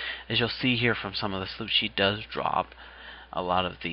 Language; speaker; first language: English; native; English